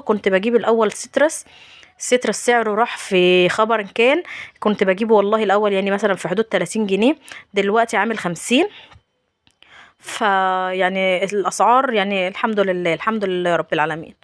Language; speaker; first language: Arabic; native; Arabic